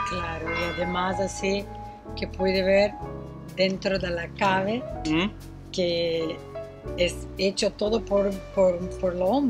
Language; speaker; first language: Spanish; non-native, fluent; Portuguese